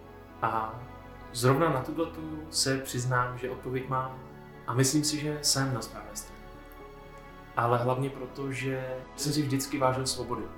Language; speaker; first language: Czech; native; Czech